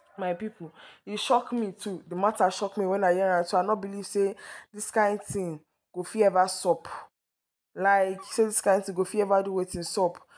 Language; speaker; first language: Nigerian Pidgin; non-native, local second language; Yoruba